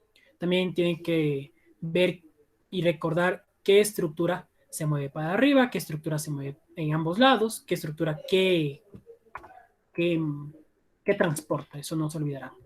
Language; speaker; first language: Spanish; native; Spanish